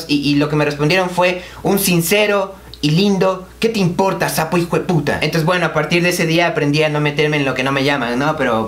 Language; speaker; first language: Spanish; native; Spanish